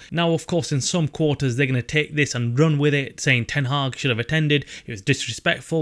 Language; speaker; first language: English; native; English